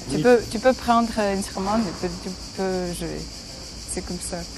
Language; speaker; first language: French; non-native, learner; Ukrainian